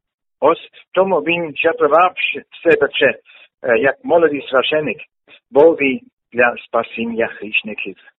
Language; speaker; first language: Ukrainian; non-native, learner; German